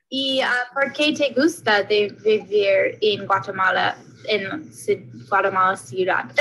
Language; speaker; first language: Spanish; non-native, learner; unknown